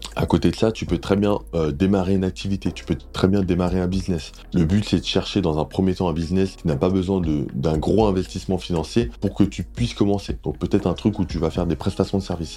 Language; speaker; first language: French; native; French